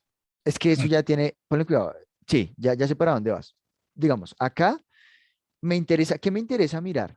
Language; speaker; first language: Spanish; native; Spanish